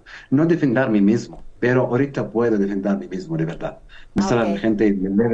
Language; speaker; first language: Spanish; non-native, learner; Arabic